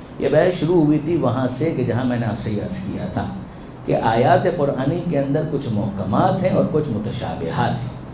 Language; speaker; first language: Urdu; non-native, local second language; Gujarati